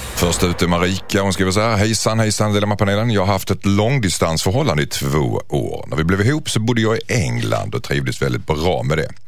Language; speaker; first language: Swedish; native; Swedish